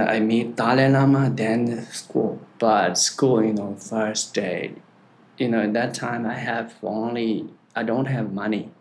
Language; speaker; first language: English; non-native, learner; Tibetan